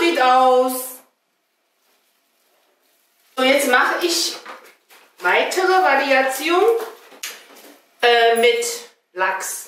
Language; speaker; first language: German; non-native, fluent; Chinese